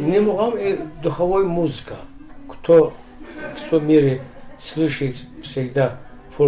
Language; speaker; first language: Russian; non-native, learner; Azerbaijani